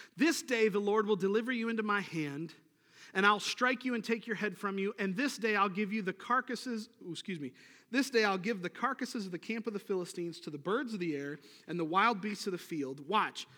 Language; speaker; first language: English; native; English